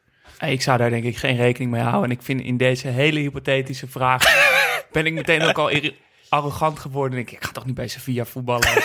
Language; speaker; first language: Dutch; native; Dutch